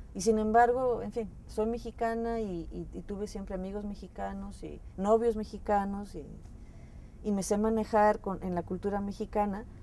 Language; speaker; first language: Spanish; native; Spanish